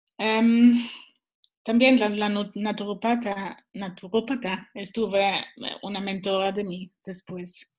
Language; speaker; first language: Spanish; non-native, learner; Swiss German